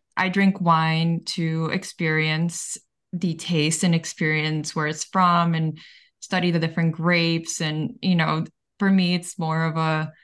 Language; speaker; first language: English; early bilingual, other home language; Bulgarian